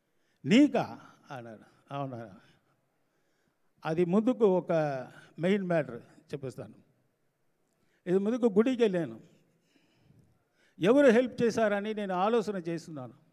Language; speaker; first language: Telugu; non-native, learner; Tamil